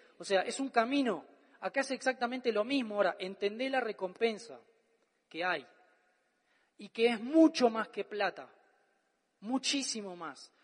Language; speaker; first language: Spanish; native; Spanish